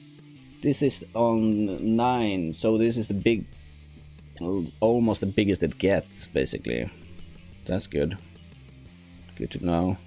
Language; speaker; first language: English; non-native, fluent; Norwegian